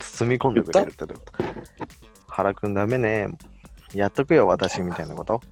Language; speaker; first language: Japanese; native; Japanese